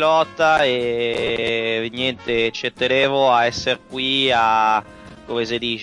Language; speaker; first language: Italian; native; Italian